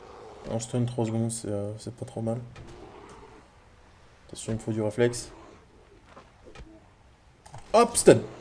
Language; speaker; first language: French; native; French